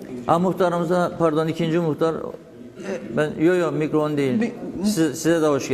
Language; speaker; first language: Turkish; native; Turkish